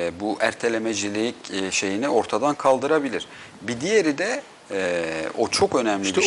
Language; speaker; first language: Turkish; native; Turkish